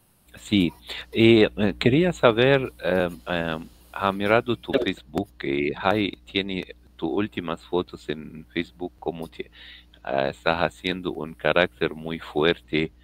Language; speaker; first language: Spanish; non-native, learner; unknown